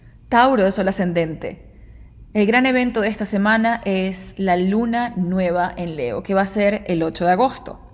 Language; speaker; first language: Spanish; native; Spanish